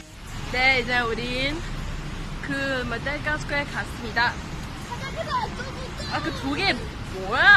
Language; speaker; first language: Korean; non-native, learner; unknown